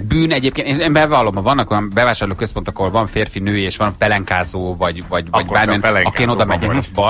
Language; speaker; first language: Hungarian; native; Hungarian